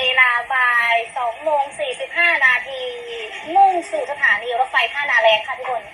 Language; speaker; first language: Thai; native; Thai